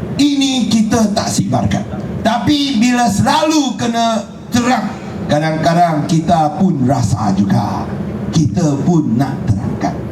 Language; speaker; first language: Malay; non-native, local second language; Chinese